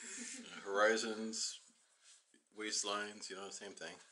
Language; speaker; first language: English; native; English